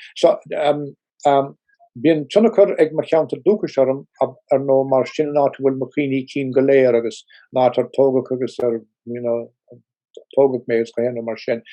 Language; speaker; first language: Irish; non-native, local second language; English